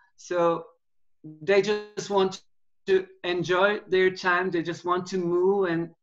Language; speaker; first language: English; non-native, fluent; Turkish